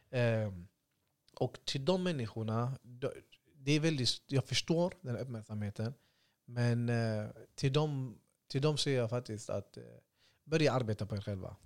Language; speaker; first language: Swedish; early bilingual, other home language; Kurdish